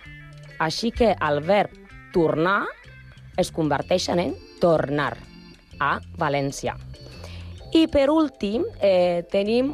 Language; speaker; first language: Catalan; non-native, learner; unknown